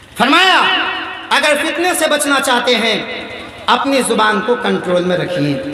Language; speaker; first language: Urdu; native; Urdu